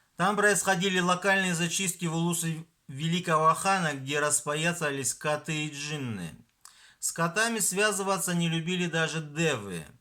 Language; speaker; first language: Russian; non-native, local second language; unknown